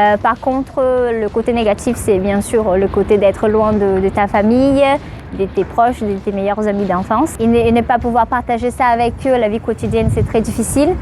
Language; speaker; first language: French; non-native, fluent; Portuguese